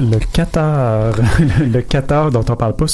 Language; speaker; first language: French; native; French